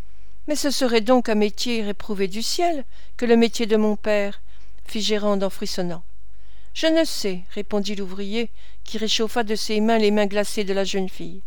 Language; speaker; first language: French; native; French